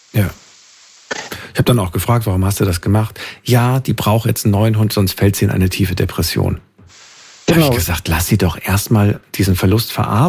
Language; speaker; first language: German; native; German